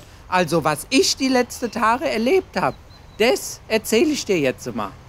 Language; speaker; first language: German; native; German